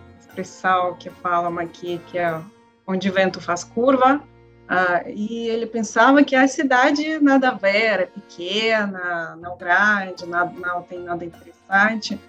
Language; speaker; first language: Portuguese; non-native, learner; Russian